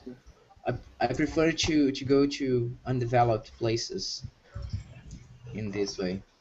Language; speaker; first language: English; non-native, learner; Portuguese